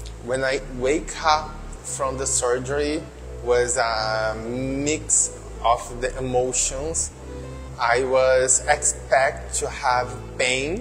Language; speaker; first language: English; non-native, learner; Portuguese